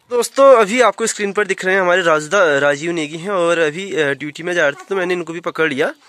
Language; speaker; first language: Hindi; native; Hindi